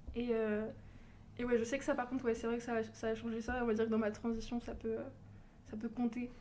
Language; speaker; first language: French; early bilingual, other home language; Portuguese